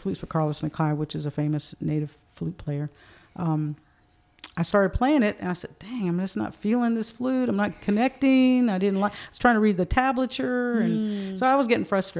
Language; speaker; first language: English; early bilingual, other home language; Spanish